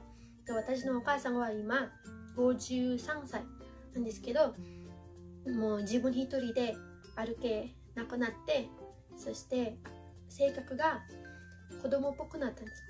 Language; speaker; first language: Japanese; non-native, fluent; Filipino